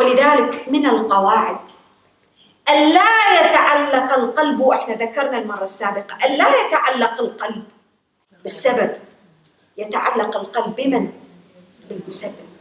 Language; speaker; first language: Arabic; native; Arabic